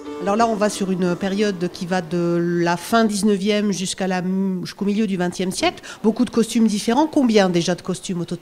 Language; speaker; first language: French; native; French